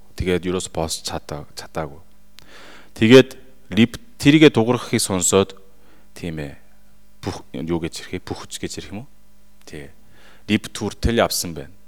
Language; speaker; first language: Mongolian; non-native, fluent; Korean